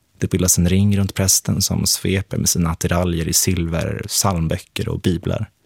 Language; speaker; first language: Swedish; native; Swedish